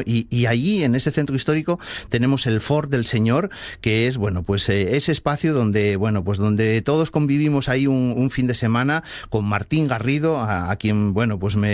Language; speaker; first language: Spanish; native; Spanish